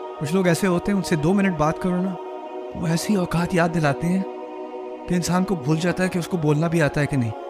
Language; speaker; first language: Urdu; early bilingual, heritage; Urdu